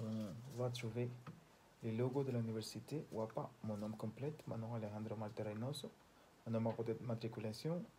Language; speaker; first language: French; non-native, learner; Spanish